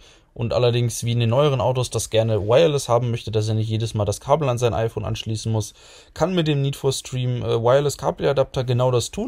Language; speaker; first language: German; native; German